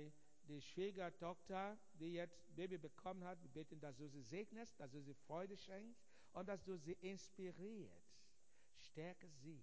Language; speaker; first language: German; non-native, fluent; Igbo